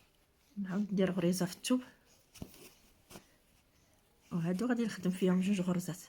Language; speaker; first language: Arabic; native; Arabic